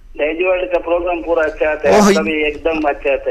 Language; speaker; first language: Hindi; non-native, local second language; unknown